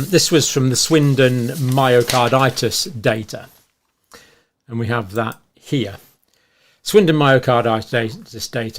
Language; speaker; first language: English; native; English